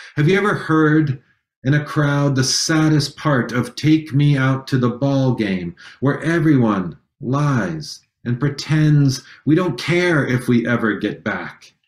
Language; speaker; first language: English; native; English